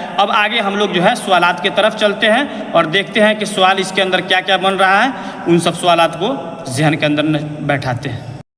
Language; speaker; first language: Urdu; native; Urdu